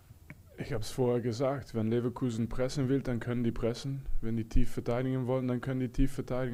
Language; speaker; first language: German; non-native, fluent; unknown